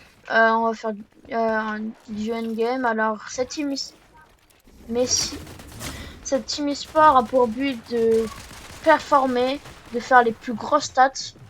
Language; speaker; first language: French; native; French